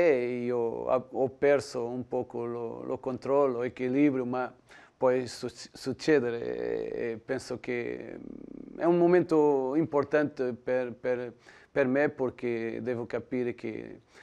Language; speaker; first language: Italian; non-native, learner; Portuguese